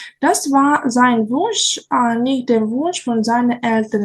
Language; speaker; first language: German; non-native, learner; Ukrainian